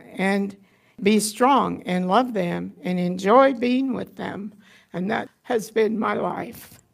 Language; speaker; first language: English; native; English